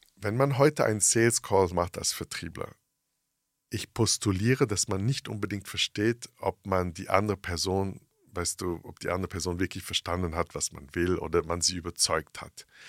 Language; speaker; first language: German; early bilingual, heritage; English